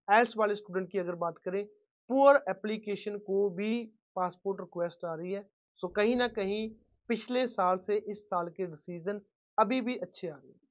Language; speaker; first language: Hindi; non-native, local second language; Punjabi